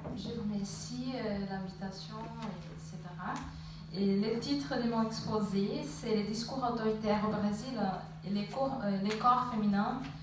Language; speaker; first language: French; non-native, fluent; Portuguese